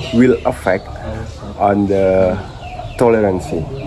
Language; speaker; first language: English; non-native, learner; Indonesian